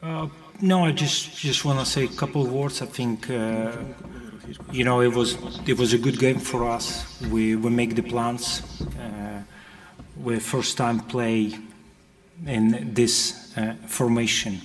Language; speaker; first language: English; non-native, fluent; Russian